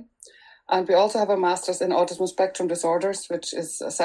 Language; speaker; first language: English; non-native, fluent; German